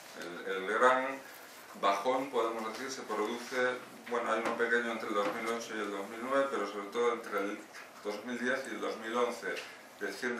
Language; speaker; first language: Spanish; native; Spanish